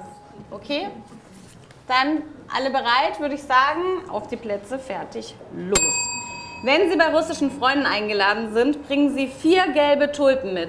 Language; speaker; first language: German; native; German